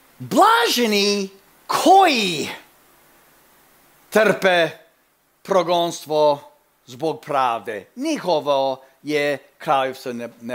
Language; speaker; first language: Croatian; early bilingual, heritage; Croatian